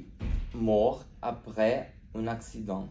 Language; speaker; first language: French; non-native, learner; Portuguese